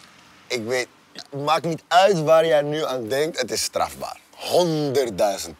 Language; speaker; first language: Dutch; native; Dutch